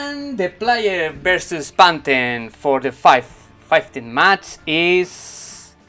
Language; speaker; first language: English; non-native, learner; Spanish